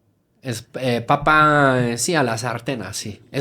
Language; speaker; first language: Spanish; non-native, fluent; German